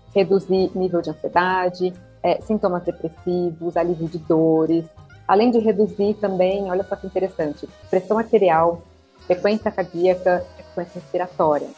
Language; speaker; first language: Portuguese; native; Portuguese